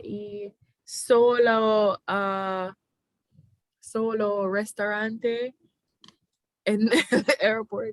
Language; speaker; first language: Spanish; non-native, learner; English